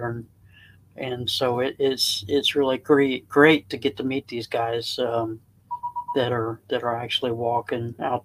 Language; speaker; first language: English; native; English